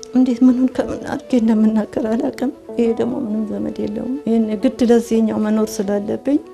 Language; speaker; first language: Amharic; native; Amharic